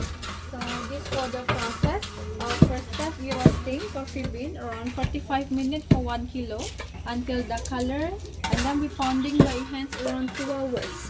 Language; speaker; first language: English; non-native, fluent; Indonesian